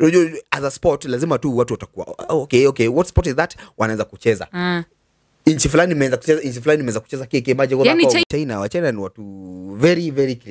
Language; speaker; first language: Swahili; non-native, local second language; Kikuyu